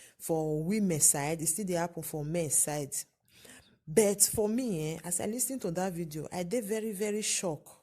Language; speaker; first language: Nigerian Pidgin; native; Nigerian Pidgin